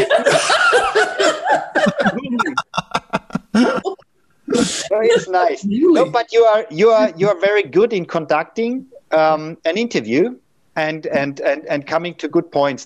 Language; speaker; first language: English; non-native, fluent; German